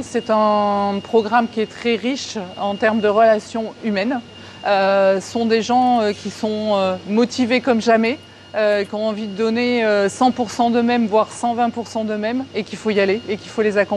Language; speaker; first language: French; native; French